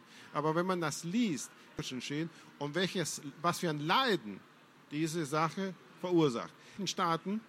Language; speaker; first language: German; non-native, fluent; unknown